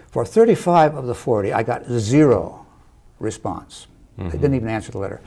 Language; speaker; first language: English; native; English